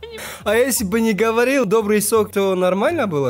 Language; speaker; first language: Russian; non-native, learner; Tajik